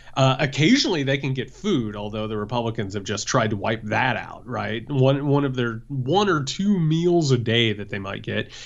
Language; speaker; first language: English; native; English